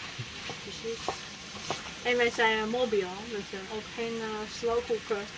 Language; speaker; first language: Dutch; non-native, learner; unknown